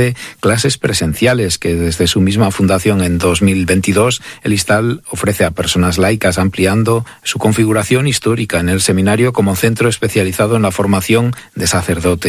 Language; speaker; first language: Spanish; native; Spanish